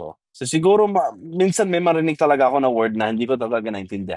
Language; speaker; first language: Filipino; non-native, fluent; Arabic